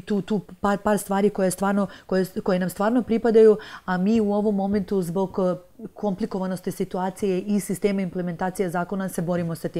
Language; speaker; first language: Serbian; native; Serbian